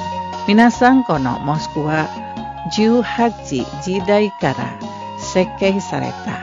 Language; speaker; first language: Japanese; non-native, learner; Indonesian